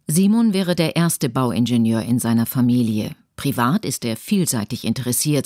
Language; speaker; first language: German; native; German